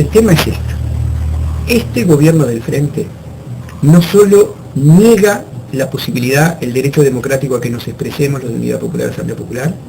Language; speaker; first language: Spanish; native; Spanish